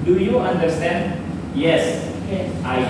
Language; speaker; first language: English; non-native, fluent; Indonesian